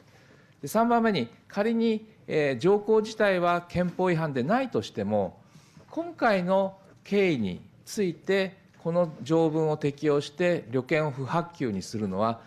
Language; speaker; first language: Japanese; native; Japanese